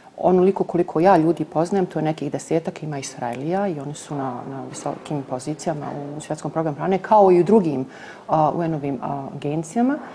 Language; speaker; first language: Serbian; native; Serbian